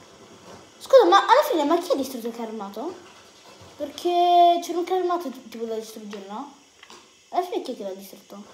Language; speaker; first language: Italian; native; Italian